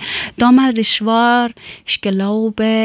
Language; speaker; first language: German; non-native, learner; Persian